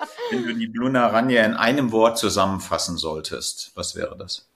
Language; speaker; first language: German; native; German